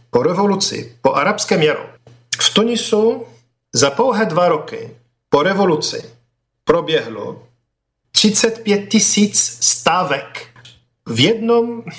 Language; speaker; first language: Czech; non-native, fluent; Arabic